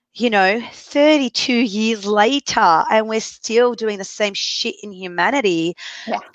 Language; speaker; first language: English; early bilingual, other home language; Arabic